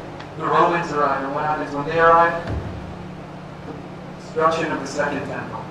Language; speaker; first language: English; native; English